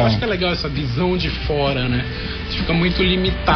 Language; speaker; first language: Portuguese; native; Portuguese